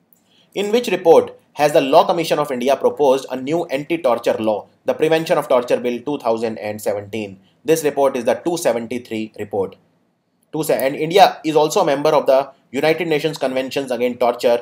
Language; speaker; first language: English; non-native, local second language; Hindi